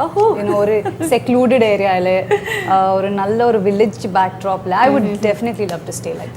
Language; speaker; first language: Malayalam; non-native, learner; Kannada